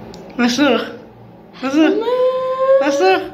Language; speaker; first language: German; early bilingual, other home language; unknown